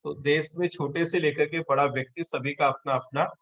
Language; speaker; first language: Hindi; non-native, local second language; Marathi